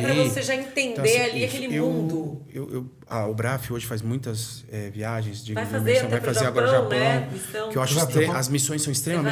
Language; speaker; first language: Portuguese; native; Portuguese